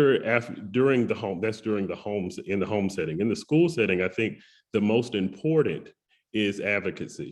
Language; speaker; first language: English; native; English